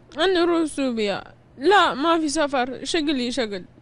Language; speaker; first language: Arabic; non-native, learner; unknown